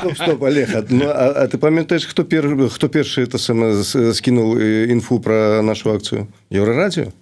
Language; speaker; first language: Belarusian; native; Belarusian